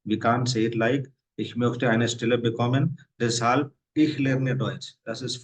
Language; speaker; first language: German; non-native, fluent; Hindi